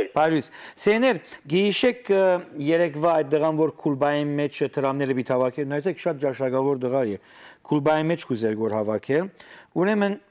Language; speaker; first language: Armenian; native; Armenian